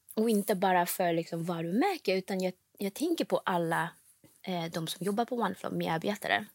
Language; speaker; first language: Swedish; non-native, fluent; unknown